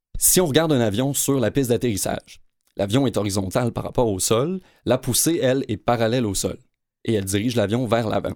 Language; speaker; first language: French; native; French